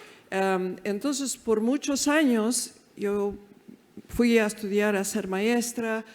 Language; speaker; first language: Spanish; early bilingual, heritage; Spanish